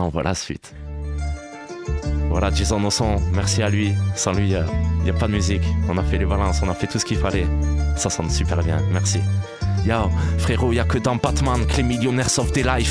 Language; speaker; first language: French; native; French